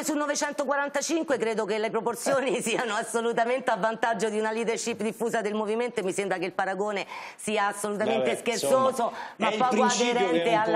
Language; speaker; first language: Italian; native; Italian